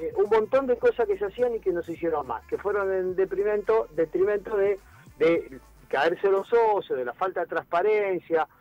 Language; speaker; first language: Spanish; native; Spanish